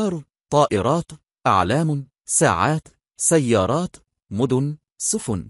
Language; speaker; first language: Arabic; non-native, fluent; Bangla